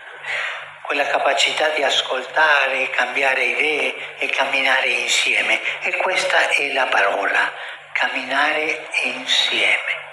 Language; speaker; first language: Italian; non-native, fluent; Spanish